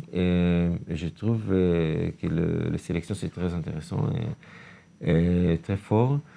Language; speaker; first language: French; non-native, learner; Hebrew